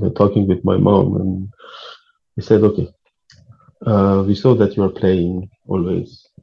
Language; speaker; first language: English; non-native, fluent; Persian